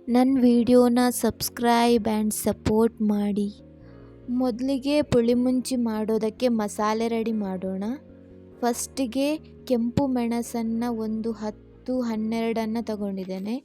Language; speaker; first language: Kannada; non-native, local second language; Tulu